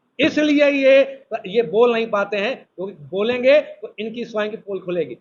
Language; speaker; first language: Hindi; native; Hindi